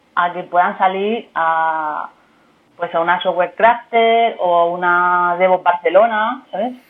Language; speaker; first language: Spanish; native; Spanish